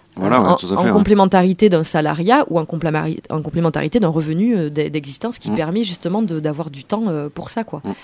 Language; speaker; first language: French; native; French